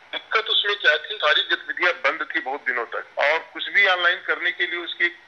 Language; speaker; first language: Hindi; native; Hindi